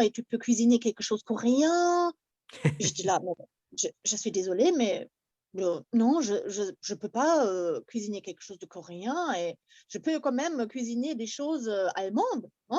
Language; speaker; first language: French; non-native, fluent; German